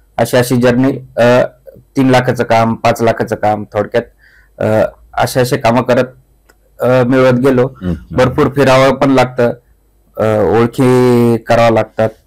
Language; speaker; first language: Marathi; native; Marathi